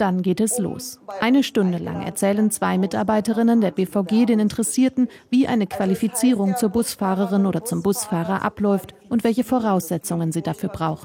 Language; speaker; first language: German; native; German